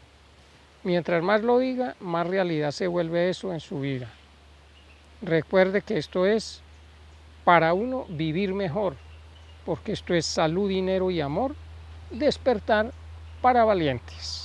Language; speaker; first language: Spanish; native; Spanish